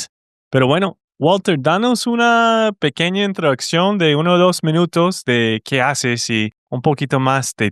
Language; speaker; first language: Spanish; non-native, fluent; English